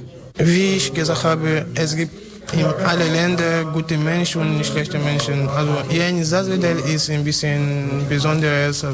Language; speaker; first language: German; non-native, learner; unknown